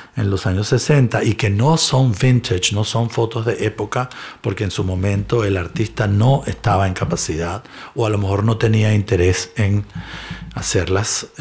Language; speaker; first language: Spanish; native; Spanish